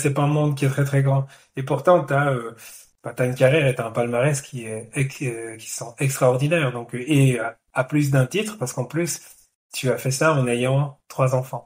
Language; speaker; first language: French; native; French